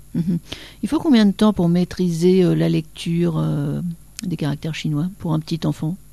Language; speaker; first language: French; native; French